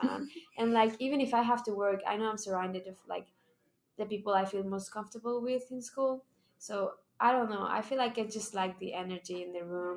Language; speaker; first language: English; non-native, fluent; Spanish